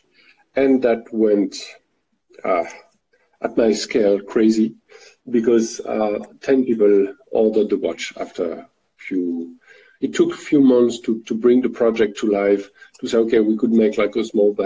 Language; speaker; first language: English; non-native, fluent; French